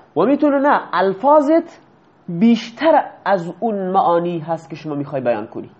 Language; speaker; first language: Persian; non-native, local second language; Baluchi